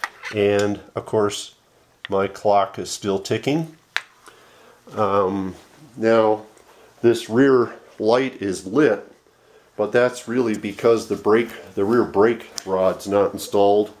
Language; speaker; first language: English; native; English